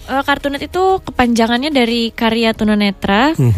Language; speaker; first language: Indonesian; native; Indonesian